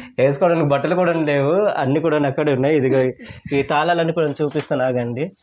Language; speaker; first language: Telugu; native; Telugu